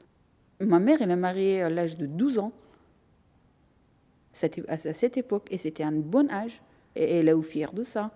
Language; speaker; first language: French; non-native, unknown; Persian